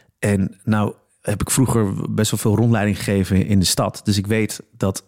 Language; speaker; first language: Dutch; early bilingual, other home language; Polish